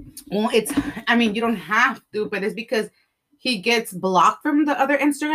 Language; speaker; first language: English; early bilingual, other home language; Spanish